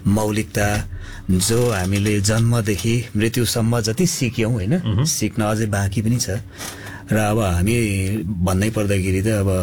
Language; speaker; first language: Nepali; non-native, local second language; Limburgish